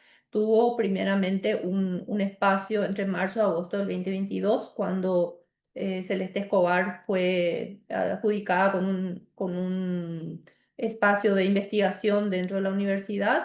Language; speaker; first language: Spanish; native; Spanish